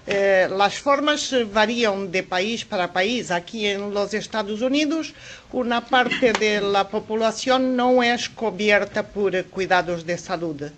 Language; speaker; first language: Spanish; non-native, fluent; Portuguese